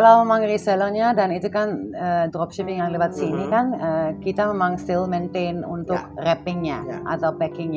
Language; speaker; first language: Indonesian; non-native, fluent; Dutch